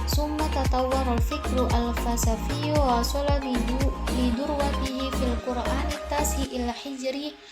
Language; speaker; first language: Arabic; non-native, learner; Indonesian